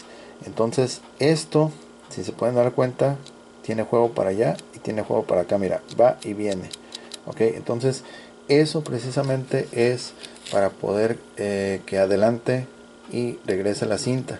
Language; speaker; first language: Spanish; native; Spanish